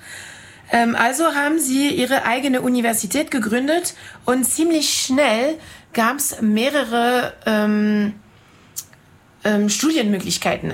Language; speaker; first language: German; non-native, fluent; French